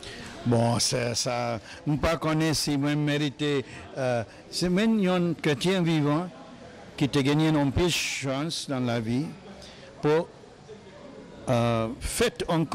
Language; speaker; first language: Haitian Creole; non-native, learner; English